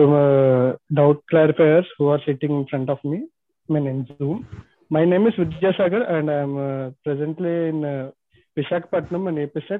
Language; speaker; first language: English; non-native, local second language; Telugu